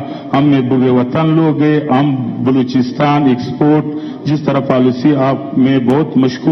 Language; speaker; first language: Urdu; non-native, local second language; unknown